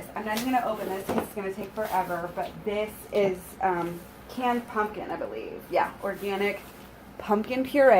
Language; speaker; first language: English; native; English